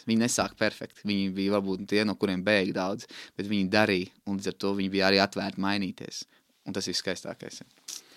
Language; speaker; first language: Latvian; native; Latvian